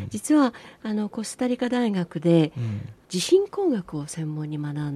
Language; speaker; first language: Japanese; native; Japanese